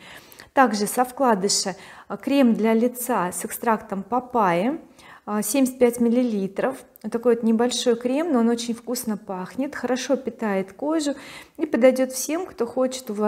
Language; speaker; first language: Russian; native; Russian